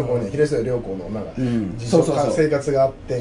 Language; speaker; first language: Japanese; native; Japanese